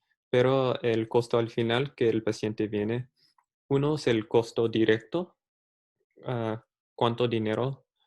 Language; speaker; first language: Spanish; early bilingual, heritage; Spanish